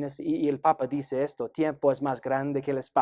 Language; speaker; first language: Spanish; non-native, fluent; English